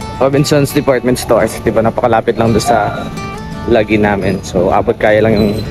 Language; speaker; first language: Filipino; non-native, local second language; Bikol